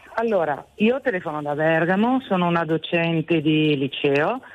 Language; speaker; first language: Italian; native; Italian